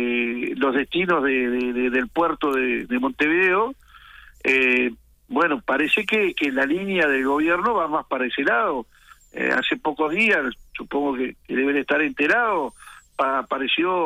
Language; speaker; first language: Spanish; native; Spanish